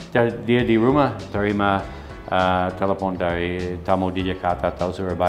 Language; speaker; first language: Indonesian; non-native, fluent; English